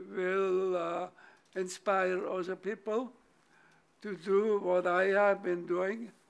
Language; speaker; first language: English; non-native, fluent; German